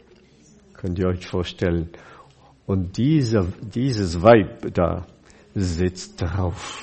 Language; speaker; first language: German; non-native, fluent; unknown